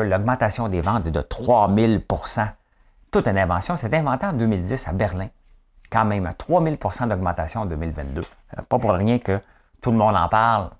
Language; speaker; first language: French; native; French